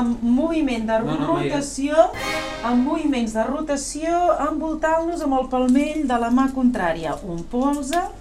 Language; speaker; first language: Catalan; native; Catalan